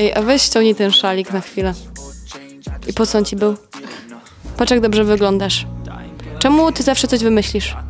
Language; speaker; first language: Polish; native; Polish